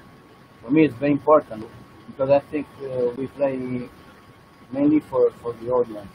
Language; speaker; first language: English; non-native, learner; Italian